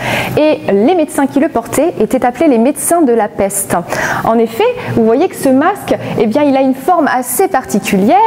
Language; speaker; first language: French; native; French